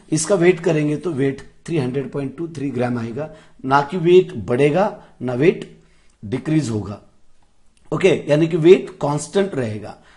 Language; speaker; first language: Hindi; non-native, local second language; Marathi